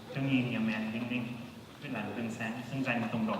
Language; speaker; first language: Vietnamese; early bilingual, other home language; English